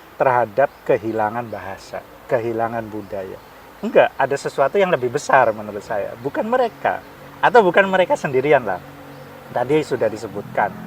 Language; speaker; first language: Indonesian; non-native, local second language; Javanese